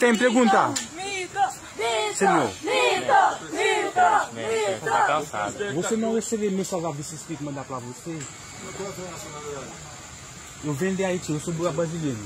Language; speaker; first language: Portuguese; non-native, learner; Haitian Creole